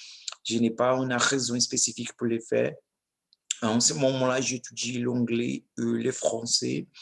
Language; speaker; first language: French; non-native, learner; Portuguese